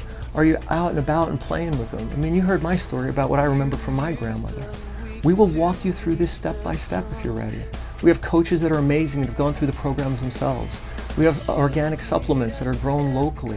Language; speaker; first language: English; native; English